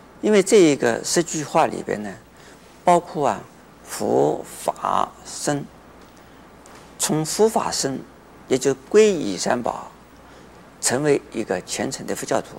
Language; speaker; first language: Chinese; native; Chinese